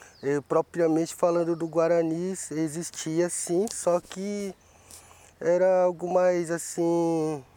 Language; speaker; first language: Portuguese; non-native, local second language; Guarani